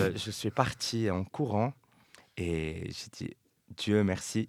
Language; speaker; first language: French; non-native, local second language; Arabic